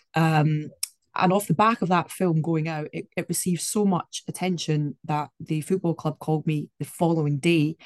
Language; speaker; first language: English; native; English